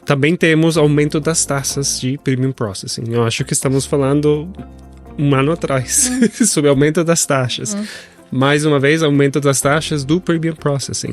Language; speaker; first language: Portuguese; non-native, fluent; Spanish